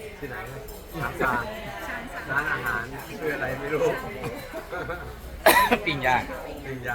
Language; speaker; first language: Thai; native; Thai